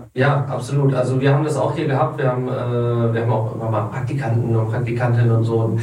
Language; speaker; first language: German; native; German